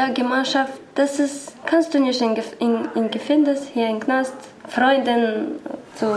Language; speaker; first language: German; non-native, learner; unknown